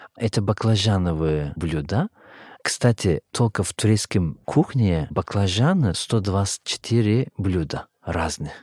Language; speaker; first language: Russian; non-native, fluent; Turkish